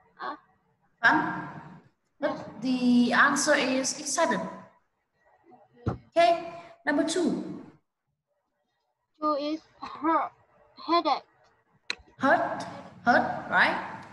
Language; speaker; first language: English; non-native, fluent; Vietnamese